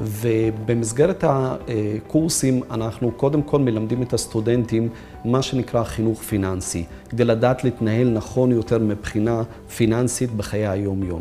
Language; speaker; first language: Hebrew; native; Hebrew